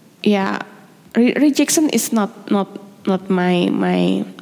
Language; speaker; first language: English; non-native, learner; Indonesian